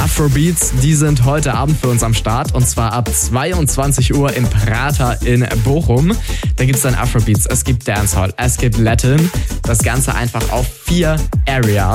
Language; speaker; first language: German; native; German